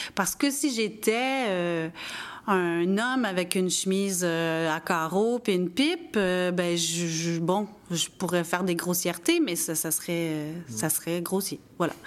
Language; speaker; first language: French; native; French